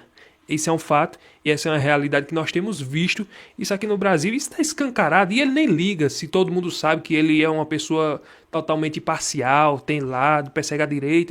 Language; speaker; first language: Portuguese; native; Portuguese